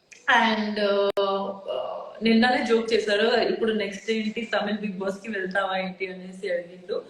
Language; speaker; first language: Telugu; non-native, local second language; Odia